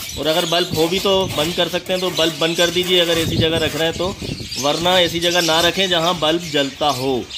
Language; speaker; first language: Hindi; native; Hindi